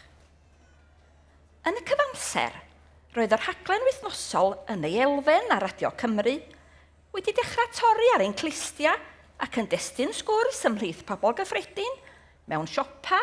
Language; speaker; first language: Welsh; native; Welsh